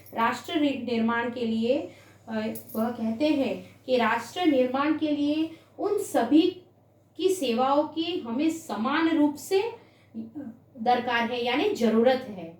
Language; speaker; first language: Hindi; non-native, local second language; Gujarati